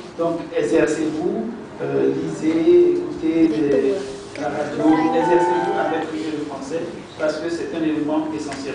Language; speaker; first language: French; native; French